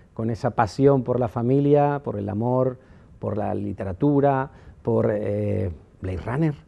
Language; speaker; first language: Spanish; native; Spanish